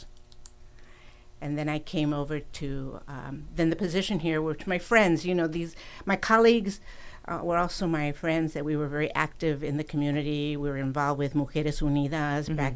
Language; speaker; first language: English; native; English